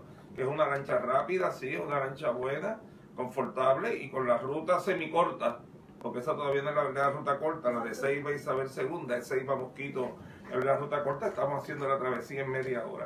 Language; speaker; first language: Spanish; native; Spanish